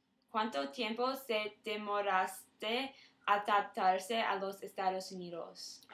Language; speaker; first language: Spanish; non-native, learner; English